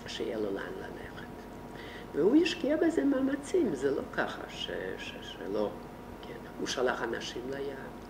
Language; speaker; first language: Hebrew; non-native, fluent; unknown